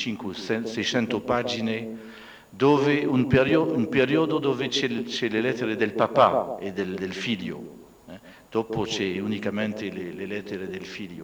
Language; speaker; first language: Italian; non-native, fluent; French